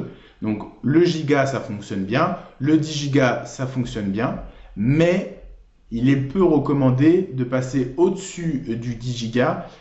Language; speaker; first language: French; native; French